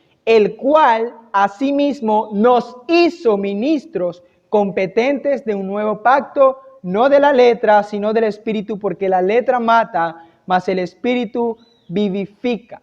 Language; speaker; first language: Spanish; native; Spanish